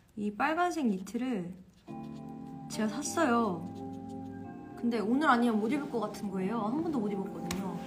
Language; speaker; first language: Korean; native; Korean